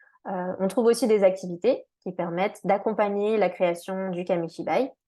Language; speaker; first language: French; native; French